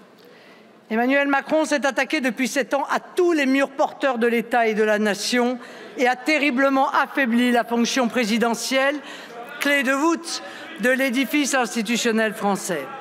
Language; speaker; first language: French; native; French